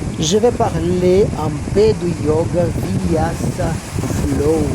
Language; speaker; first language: French; non-native, learner; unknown